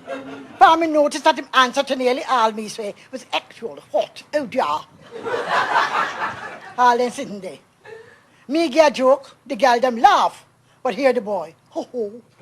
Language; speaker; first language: English; native; English